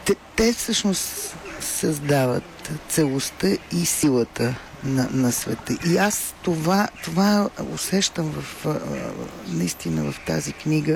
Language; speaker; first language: Bulgarian; native; Bulgarian